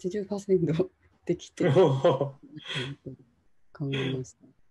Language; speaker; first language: Japanese; non-native, local second language; Chinese